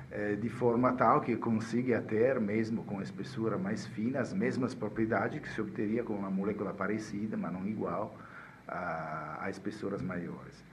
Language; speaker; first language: Portuguese; non-native, fluent; Italian